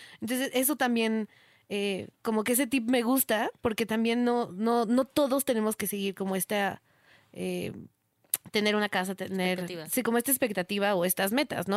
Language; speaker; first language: Spanish; native; Spanish